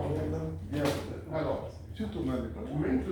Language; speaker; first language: French; native; French